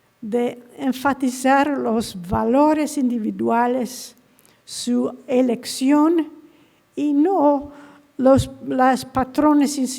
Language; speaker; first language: Spanish; non-native, fluent; English